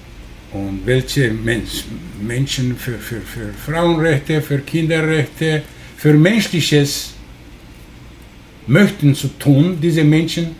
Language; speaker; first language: German; non-native, learner; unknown